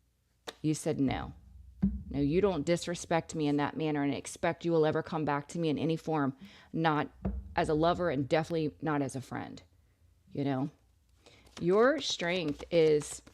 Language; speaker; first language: English; native; English